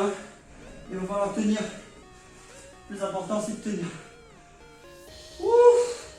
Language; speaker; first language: French; native; French